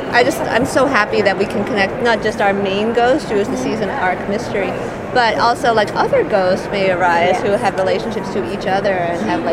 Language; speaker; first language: English; native; English